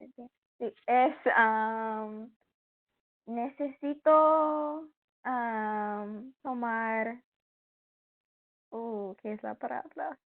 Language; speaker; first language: Spanish; non-native, learner; English